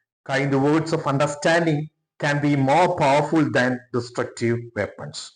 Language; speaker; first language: English; non-native, local second language; Malayalam